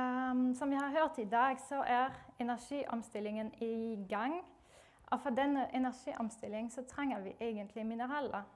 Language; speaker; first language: Norwegian; non-native, fluent; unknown